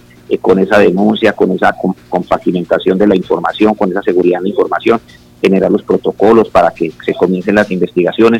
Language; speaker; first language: Spanish; native; Spanish